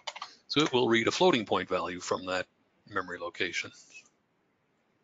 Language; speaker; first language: English; native; English